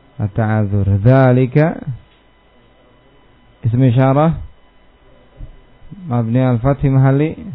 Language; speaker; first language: Arabic; non-native, fluent; Indonesian